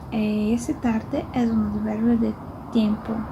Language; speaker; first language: Spanish; non-native, fluent; Portuguese